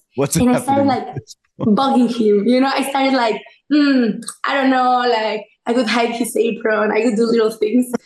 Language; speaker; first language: English; non-native, fluent; Spanish